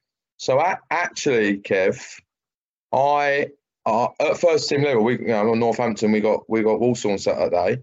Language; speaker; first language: English; native; English